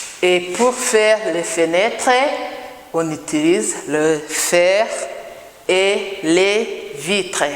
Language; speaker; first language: French; non-native, local second language; Kinyarwanda